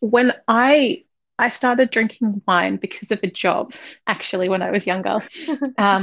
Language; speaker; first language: English; native; English